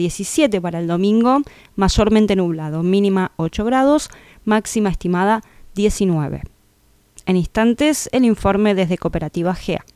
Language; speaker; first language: Spanish; native; Spanish